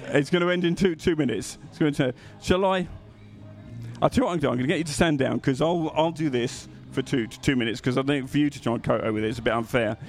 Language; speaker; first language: English; native; English